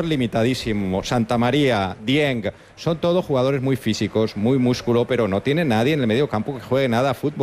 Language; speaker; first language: Spanish; native; Spanish